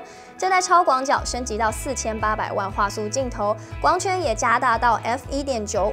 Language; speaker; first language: Chinese; native; Chinese